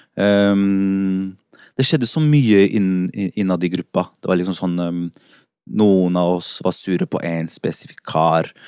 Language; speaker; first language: Norwegian; early bilingual, other home language; Spanish